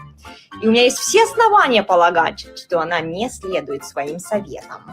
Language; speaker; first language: Russian; native; Russian